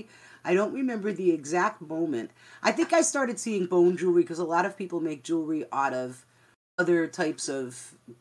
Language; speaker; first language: English; native; English